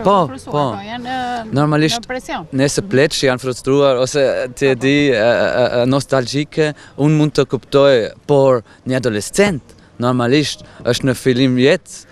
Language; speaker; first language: Albanian; non-native, fluent; German